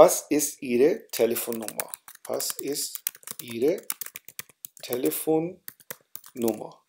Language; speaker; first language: German; non-native, fluent; Urdu